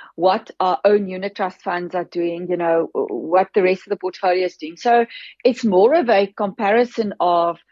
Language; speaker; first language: English; non-native, local second language; Afrikaans